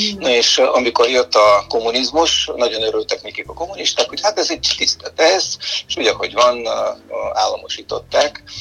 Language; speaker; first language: Hungarian; non-native, fluent; Bulgarian